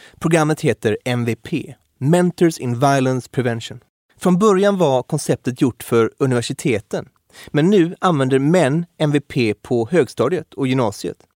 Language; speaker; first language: Swedish; native; Swedish